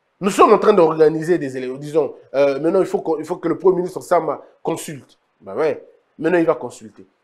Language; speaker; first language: French; non-native, local second language; Lingala